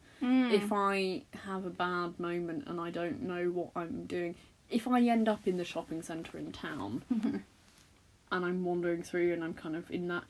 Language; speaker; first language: English; native; English